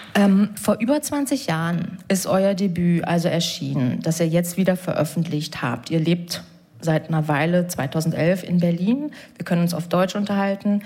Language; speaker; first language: German; native; German